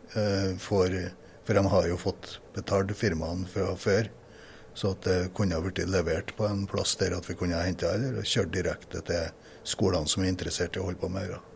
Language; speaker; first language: Norwegian; native; Norwegian